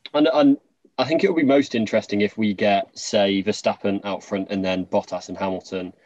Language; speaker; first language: English; native; English